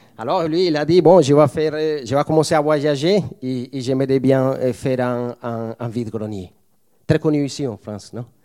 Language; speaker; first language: French; non-native, fluent; Spanish